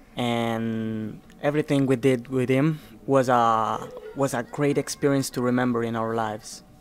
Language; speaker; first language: English; non-native, learner; Italian